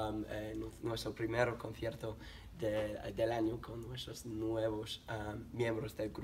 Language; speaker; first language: Spanish; non-native, learner; English